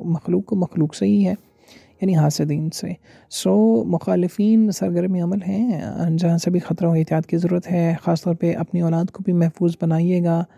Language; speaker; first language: Urdu; native; Urdu